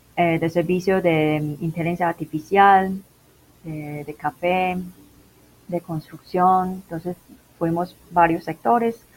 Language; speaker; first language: Spanish; non-native, fluent; Cantonese